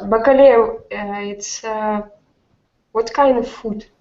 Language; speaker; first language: English; non-native, learner; Russian